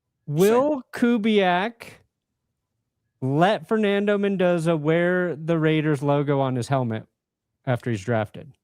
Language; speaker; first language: English; native; English